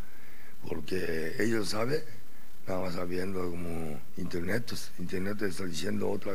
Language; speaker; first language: Spanish; non-native, learner; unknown